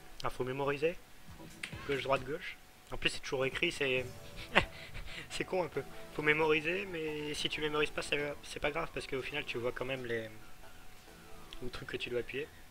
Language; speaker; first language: French; native; French